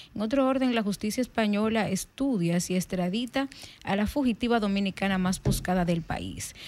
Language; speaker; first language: Spanish; native; Spanish